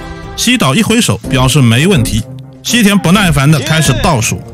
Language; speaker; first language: Chinese; native; Chinese